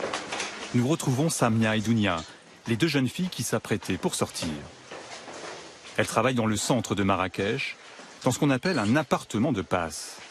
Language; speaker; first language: French; native; French